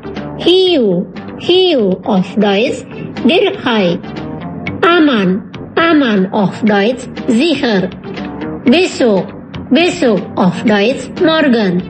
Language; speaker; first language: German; non-native, fluent; Indonesian